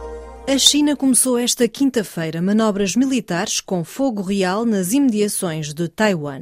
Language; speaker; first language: Portuguese; native; Portuguese